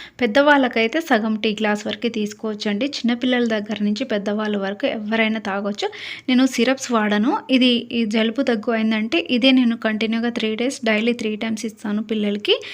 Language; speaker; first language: Telugu; native; Telugu